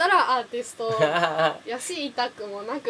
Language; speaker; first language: Japanese; native; Japanese